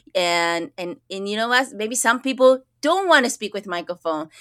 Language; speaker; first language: English; early bilingual, other home language; Japanese